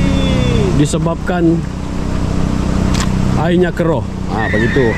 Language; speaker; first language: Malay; non-native, local second language; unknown